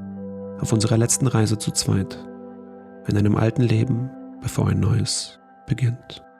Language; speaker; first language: German; native; German